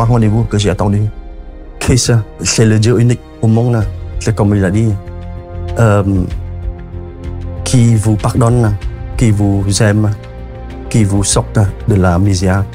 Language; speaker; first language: French; non-native, fluent; Khmer